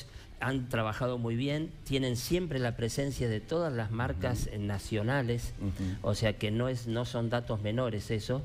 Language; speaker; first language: Spanish; native; Spanish